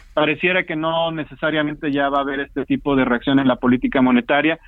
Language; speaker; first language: Spanish; native; Spanish